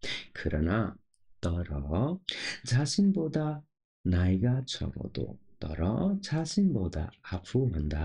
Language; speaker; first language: Korean; non-native, local second language; Nepali